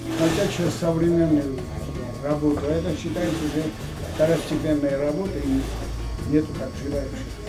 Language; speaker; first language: Russian; non-native, local second language; Armenian